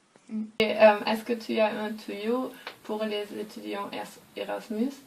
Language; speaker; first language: French; non-native, fluent; German